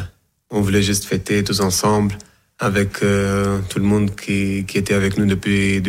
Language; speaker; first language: French; non-native, fluent; Portuguese